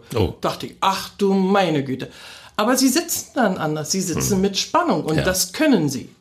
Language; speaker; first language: German; native; German